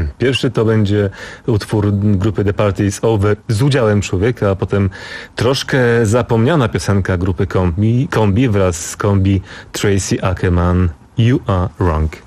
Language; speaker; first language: Polish; native; Polish